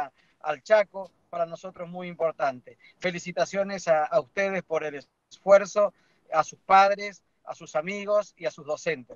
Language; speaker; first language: Spanish; native; Spanish